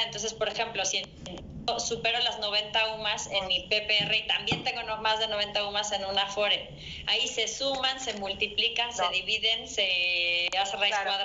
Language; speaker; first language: Spanish; native; Spanish